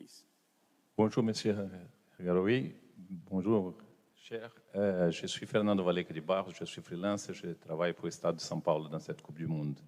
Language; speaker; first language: French; non-native, fluent; Portuguese